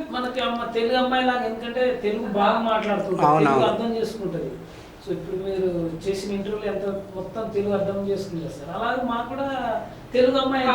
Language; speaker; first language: Telugu; native; Telugu